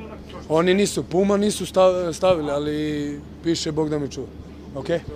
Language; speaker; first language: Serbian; early bilingual, heritage; German